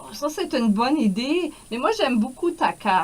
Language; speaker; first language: French; native; French